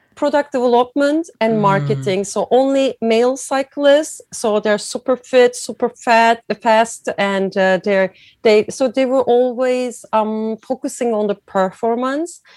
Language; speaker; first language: English; non-native, fluent; Turkish